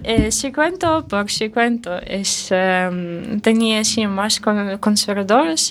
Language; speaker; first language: Spanish; non-native, learner; Russian